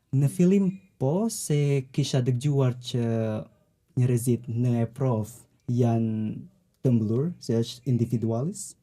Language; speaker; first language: Albanian; non-native, learner; Indonesian